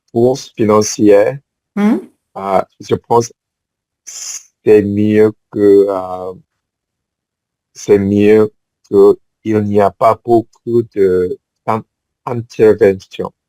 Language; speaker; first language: French; non-native, fluent; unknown